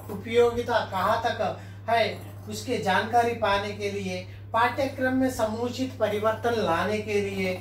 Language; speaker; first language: Hindi; non-native, local second language; Telugu